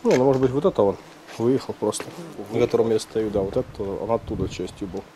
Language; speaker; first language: Russian; native; Russian